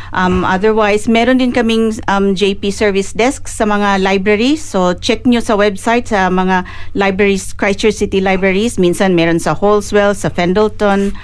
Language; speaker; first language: Filipino; native; Filipino